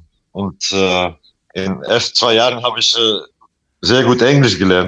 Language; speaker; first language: German; non-native, fluent; Latvian